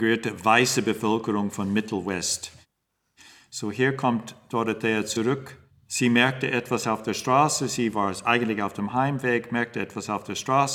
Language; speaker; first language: German; non-native, fluent; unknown